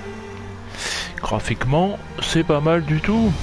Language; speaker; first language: French; native; French